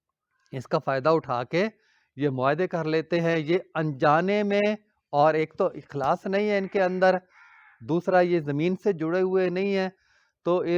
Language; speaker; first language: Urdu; non-native, local second language; Punjabi